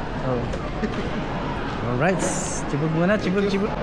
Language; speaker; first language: Filipino; native; Filipino